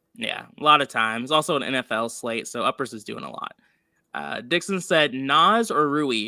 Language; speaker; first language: English; native; English